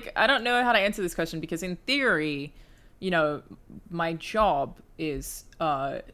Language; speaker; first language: English; native; English